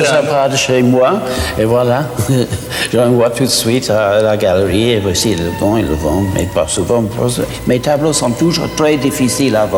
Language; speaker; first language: French; non-native, fluent; English